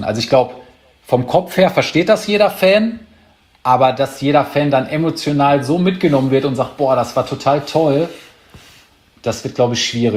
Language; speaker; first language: German; native; German